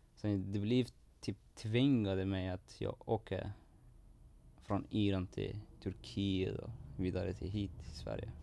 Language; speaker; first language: Swedish; non-native, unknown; Persian